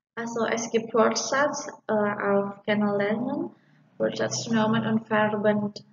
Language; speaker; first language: German; non-native, fluent; Indonesian